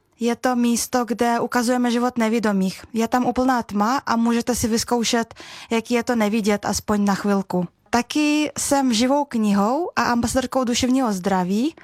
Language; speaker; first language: Czech; early bilingual, other home language; Russian